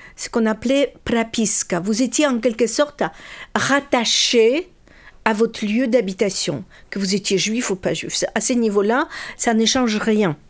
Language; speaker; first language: French; non-native, fluent; Russian